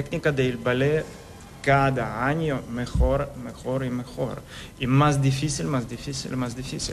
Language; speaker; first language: Spanish; non-native, learner; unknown